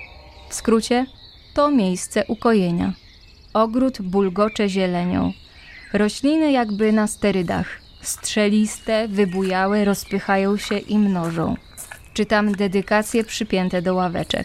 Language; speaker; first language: Polish; native; Polish